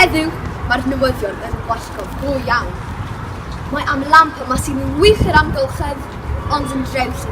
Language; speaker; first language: Welsh; non-native, local second language; English